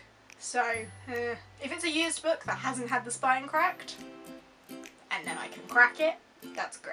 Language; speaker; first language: English; native; English